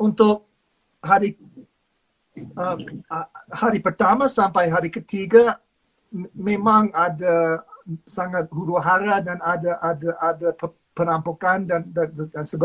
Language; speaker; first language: Indonesian; non-native, fluent; English